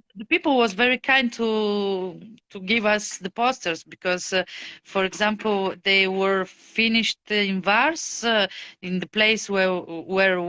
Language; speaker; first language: English; non-native, fluent; Bulgarian